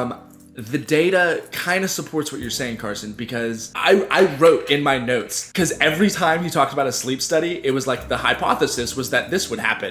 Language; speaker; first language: English; native; English